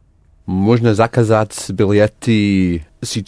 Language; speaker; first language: Russian; non-native, learner; English